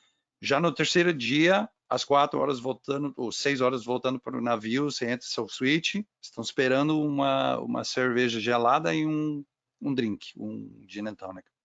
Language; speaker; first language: Portuguese; non-native, fluent; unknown